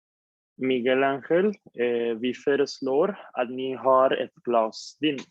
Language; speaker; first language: Swedish; non-native, fluent; Spanish